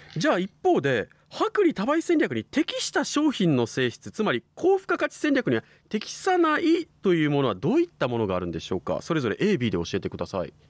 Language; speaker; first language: Japanese; native; Japanese